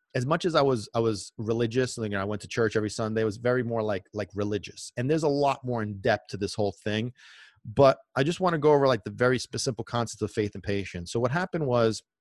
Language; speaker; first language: English; non-native, fluent; Italian